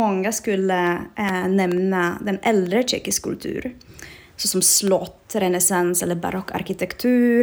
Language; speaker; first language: Swedish; non-native, fluent; Czech